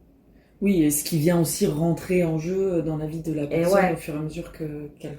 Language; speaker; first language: French; native; French